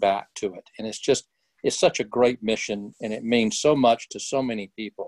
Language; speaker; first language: English; native; English